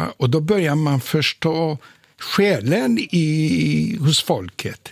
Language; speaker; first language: Swedish; non-native, fluent; Polish